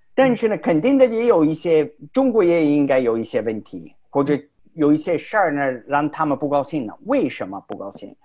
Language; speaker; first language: Chinese; non-native, fluent; Italian